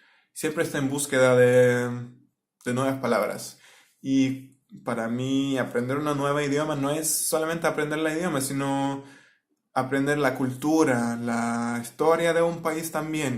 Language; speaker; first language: Spanish; non-native, fluent; Turkish